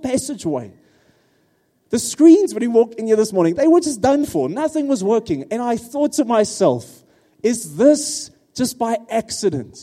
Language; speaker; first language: English; non-native, local second language; Afrikaans